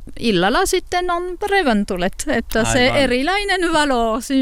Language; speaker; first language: Finnish; non-native, learner; French